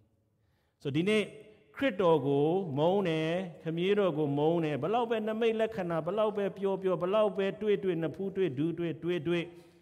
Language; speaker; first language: Burmese; non-native, local second language; Kachin